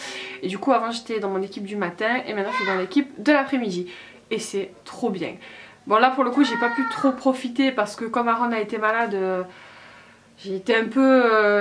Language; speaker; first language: French; native; French